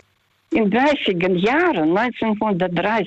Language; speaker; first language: German; non-native, fluent; Russian